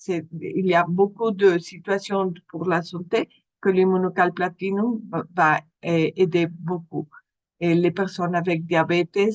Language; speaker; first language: French; non-native, fluent; Spanish